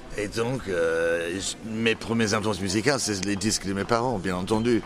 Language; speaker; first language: French; non-native, fluent; English